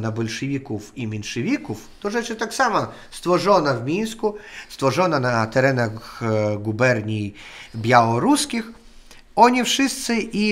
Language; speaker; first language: Polish; non-native, learner; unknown